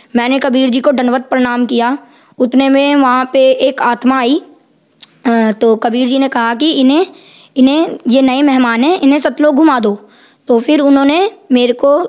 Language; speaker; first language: Hindi; native; Hindi